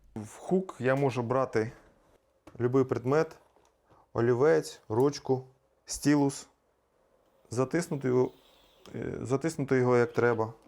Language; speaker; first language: Ukrainian; native; Ukrainian